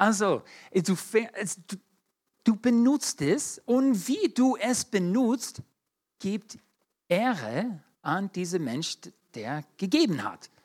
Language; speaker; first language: German; non-native, fluent; English